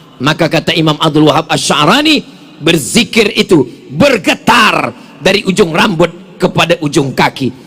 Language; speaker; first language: Malay; native; Malay